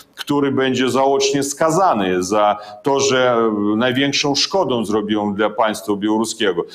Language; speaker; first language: Polish; non-native, fluent; Russian